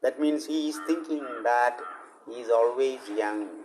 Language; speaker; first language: English; non-native, local second language; Malayalam